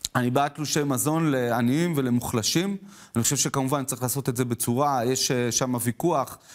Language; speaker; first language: Hebrew; native; Hebrew